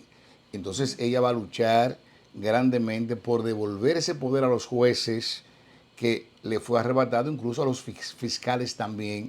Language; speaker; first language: Spanish; native; Spanish